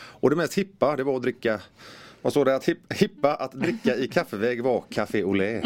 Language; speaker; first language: Swedish; native; Swedish